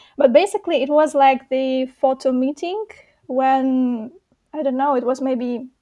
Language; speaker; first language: English; non-native, fluent; Russian